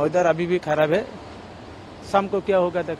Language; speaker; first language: Hindi; non-native, local second language; Bangla